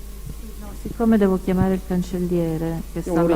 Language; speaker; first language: Italian; native; Italian